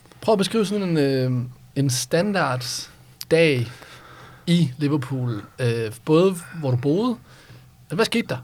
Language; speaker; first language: Danish; early bilingual, other home language; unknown